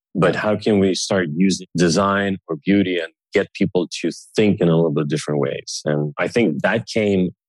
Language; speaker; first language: English; early bilingual, other home language; Russian